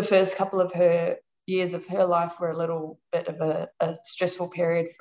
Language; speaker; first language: English; native; English